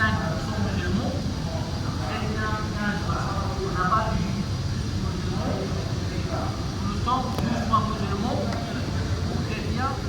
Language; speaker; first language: French; non-native, learner; Arabic